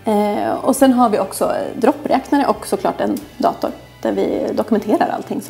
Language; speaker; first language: Swedish; native; Swedish